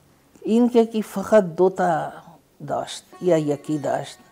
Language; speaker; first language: Persian; non-native, fluent; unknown